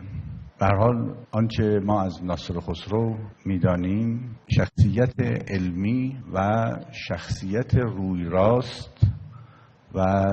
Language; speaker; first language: Persian; native; Persian